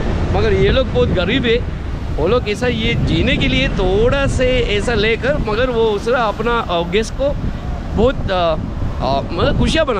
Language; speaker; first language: Hindi; non-native, local second language; Sinhala